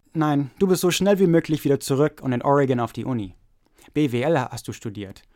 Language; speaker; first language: German; early bilingual, other home language; English